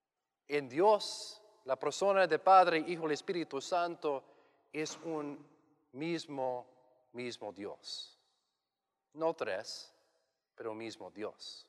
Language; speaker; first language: Spanish; non-native, learner; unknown